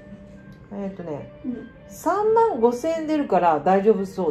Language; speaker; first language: Japanese; native; Japanese